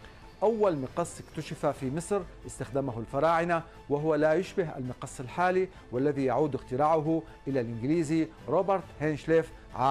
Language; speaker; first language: Arabic; native; Arabic